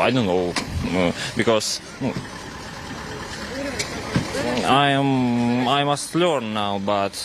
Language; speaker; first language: English; non-native, learner; Russian